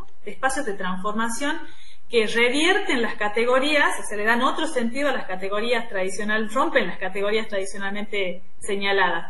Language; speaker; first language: Spanish; native; Spanish